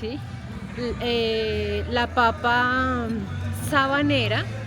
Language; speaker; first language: Spanish; native; Spanish